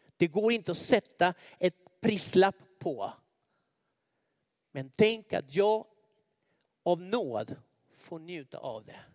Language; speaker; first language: Swedish; non-native, fluent; Spanish